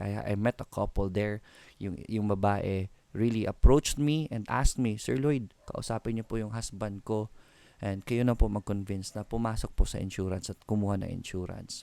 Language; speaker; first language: Filipino; native; Filipino